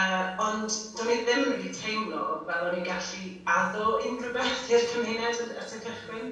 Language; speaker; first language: Welsh; non-native, fluent; English